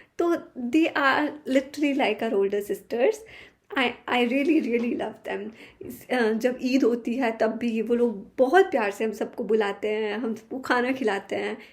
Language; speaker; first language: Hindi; native; Hindi